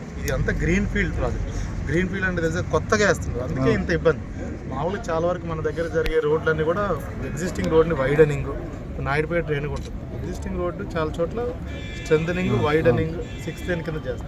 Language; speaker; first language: Telugu; native; Telugu